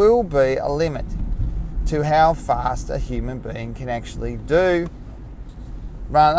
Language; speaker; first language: English; native; English